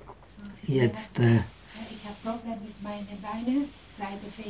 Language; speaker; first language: German; non-native, learner; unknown